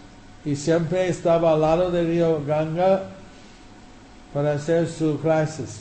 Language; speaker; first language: Spanish; non-native, fluent; English